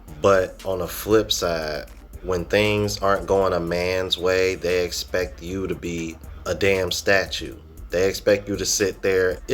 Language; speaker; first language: English; native; English